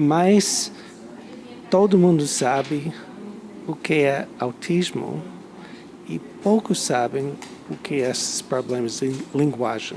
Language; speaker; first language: Portuguese; non-native, fluent; English